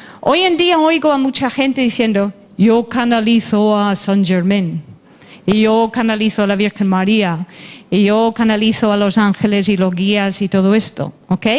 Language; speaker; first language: Spanish; non-native, fluent; English